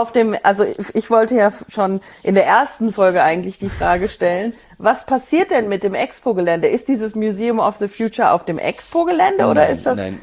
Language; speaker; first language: German; native; German